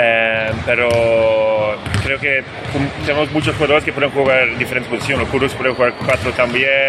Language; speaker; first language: Spanish; non-native, fluent; Swedish